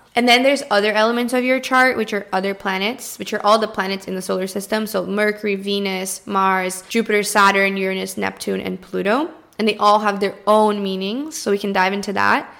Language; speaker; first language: English; early bilingual, other home language; Portuguese